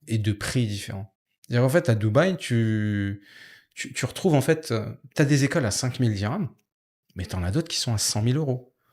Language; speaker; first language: French; native; French